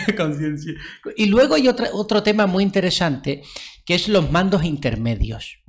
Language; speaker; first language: Spanish; native; Spanish